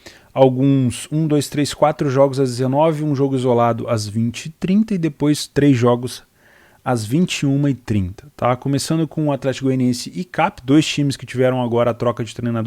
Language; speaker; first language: Portuguese; native; Portuguese